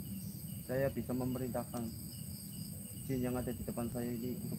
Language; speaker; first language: Indonesian; non-native, local second language; Javanese